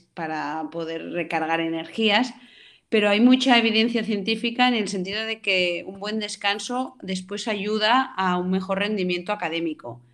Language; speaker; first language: Spanish; non-native, local second language; Catalan